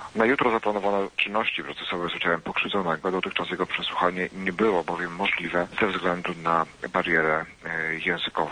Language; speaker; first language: Polish; native; Polish